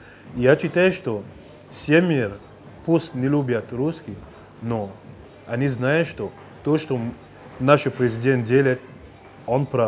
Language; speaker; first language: Russian; non-native, fluent; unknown